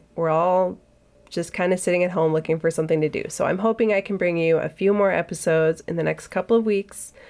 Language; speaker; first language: English; native; English